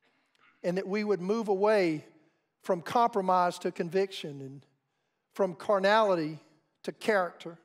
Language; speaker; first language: English; native; English